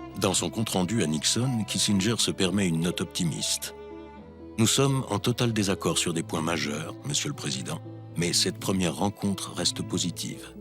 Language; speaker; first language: French; native; French